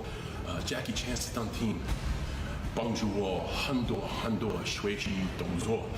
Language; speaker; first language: Chinese; non-native, learner; English